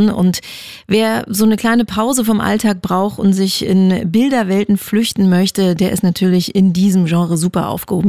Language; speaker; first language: German; native; German